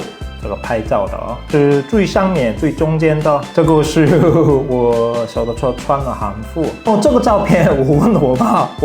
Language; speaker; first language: Chinese; non-native, fluent; Korean